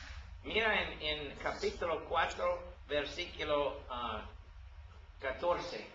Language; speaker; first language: Spanish; non-native, learner; English